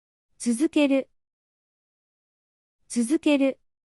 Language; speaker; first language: Japanese; native; Japanese